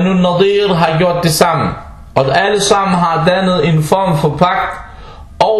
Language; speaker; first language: Danish; non-native, fluent; Arabic